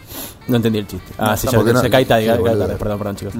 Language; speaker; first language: Spanish; native; Spanish